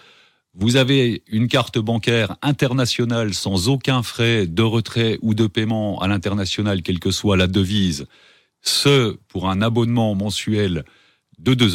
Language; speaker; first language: French; native; French